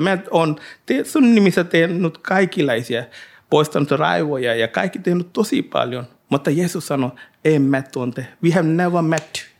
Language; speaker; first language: Finnish; non-native, learner; Hindi